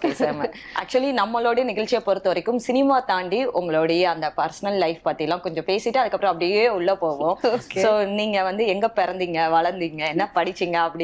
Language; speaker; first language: Tamil; native; Tamil